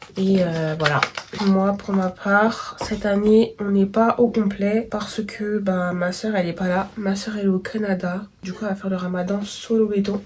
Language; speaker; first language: French; native; French